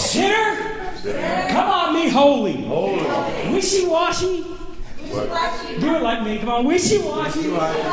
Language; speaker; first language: English; native; English